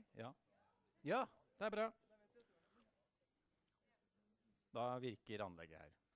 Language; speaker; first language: Norwegian; native; Norwegian